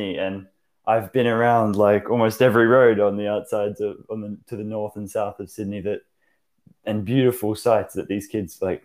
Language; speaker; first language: English; native; English